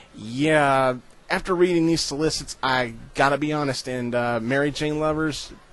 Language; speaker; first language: English; native; English